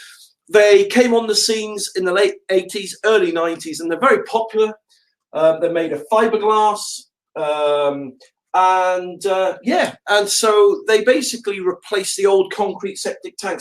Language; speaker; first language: English; native; English